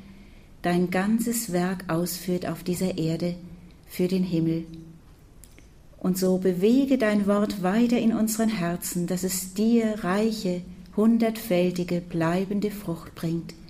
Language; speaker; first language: German; native; German